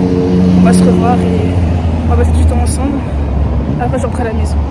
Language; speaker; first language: French; native; French